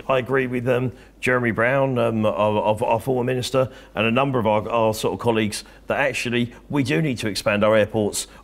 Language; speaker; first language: English; native; English